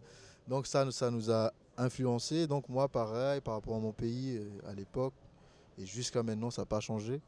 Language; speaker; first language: French; non-native, local second language; Malagasy